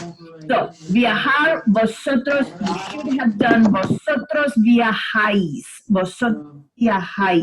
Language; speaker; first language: Spanish; non-native, fluent; English